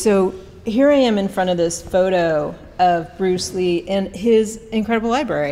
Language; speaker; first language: English; native; English